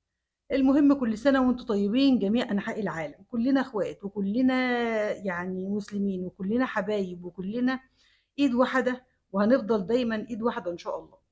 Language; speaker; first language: Arabic; native; Arabic